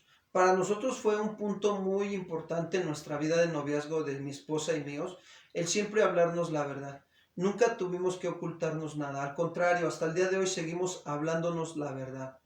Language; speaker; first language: Spanish; native; Spanish